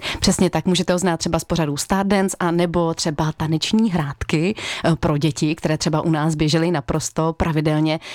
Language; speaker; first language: Czech; native; Czech